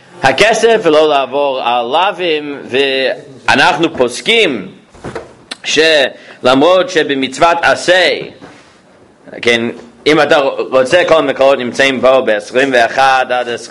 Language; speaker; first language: Hebrew; non-native, fluent; English